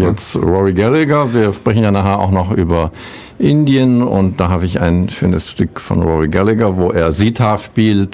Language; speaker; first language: German; native; German